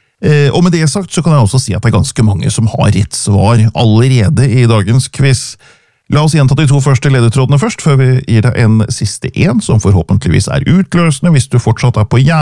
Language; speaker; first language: Norwegian; native; Norwegian